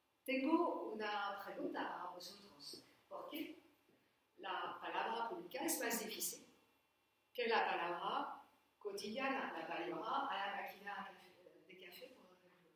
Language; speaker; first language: Spanish; non-native, learner; French